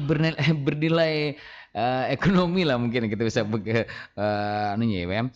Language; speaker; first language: Indonesian; native; Indonesian